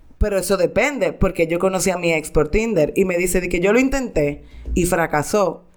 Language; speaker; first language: Spanish; native; Spanish